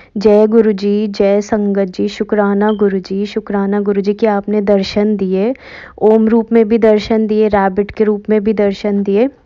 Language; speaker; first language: Hindi; native; Hindi